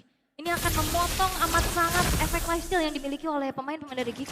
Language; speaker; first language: Indonesian; native; Indonesian